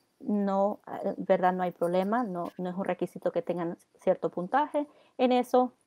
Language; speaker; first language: Spanish; early bilingual, heritage; Spanish